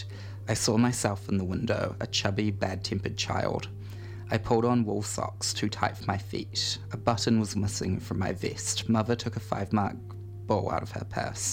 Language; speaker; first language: English; native; English